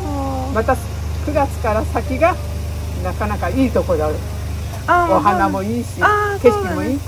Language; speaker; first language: Japanese; native; Japanese